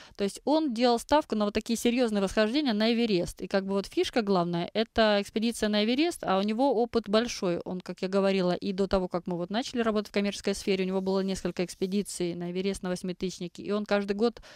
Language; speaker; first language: Russian; native; Russian